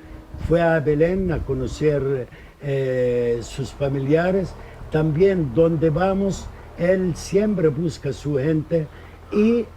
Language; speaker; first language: Spanish; non-native, fluent; Arabic